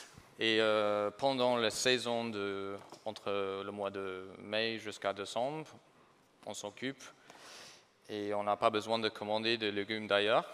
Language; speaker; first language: French; non-native, fluent; English